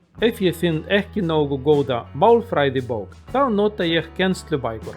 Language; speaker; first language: Icelandic; non-native, learner; Russian